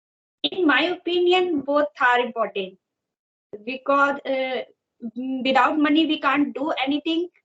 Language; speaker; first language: English; non-native, learner; Hindi